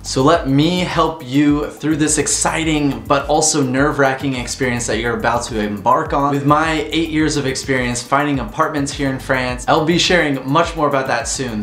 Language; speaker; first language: English; native; English